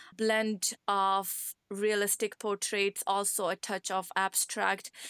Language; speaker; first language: English; non-native, fluent; Persian